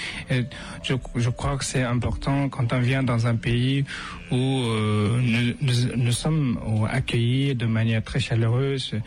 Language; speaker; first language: French; non-native, fluent; Tibetan